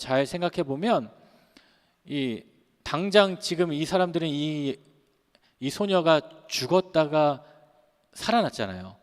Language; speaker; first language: Korean; native; Korean